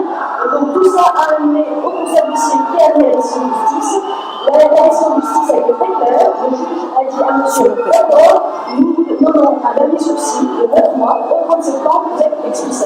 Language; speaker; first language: French; native; French